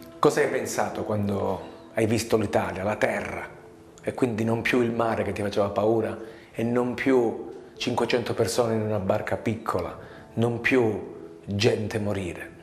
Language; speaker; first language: Italian; native; Italian